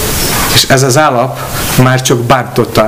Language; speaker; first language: Hungarian; non-native, fluent; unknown